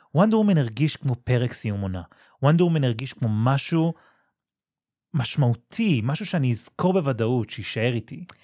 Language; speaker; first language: Hebrew; native; Hebrew